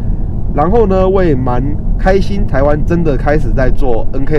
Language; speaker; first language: Chinese; native; Chinese